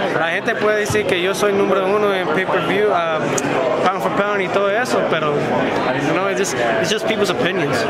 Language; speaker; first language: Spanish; early bilingual, heritage; English